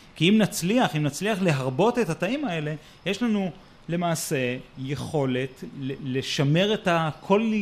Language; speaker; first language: Hebrew; native; Hebrew